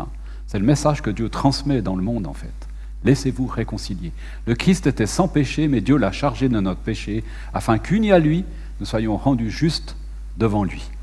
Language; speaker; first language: French; native; French